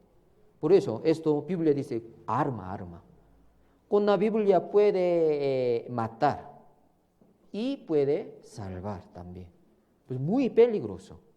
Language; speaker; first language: Spanish; non-native, learner; Korean